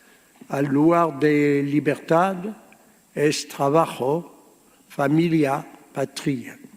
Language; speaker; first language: Spanish; early bilingual, heritage; French